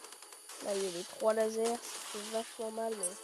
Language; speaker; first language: French; native; French